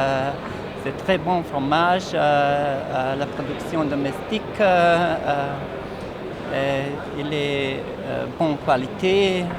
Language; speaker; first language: French; non-native, learner; Bosnian